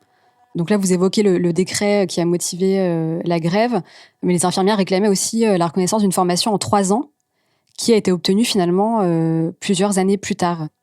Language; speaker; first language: French; native; French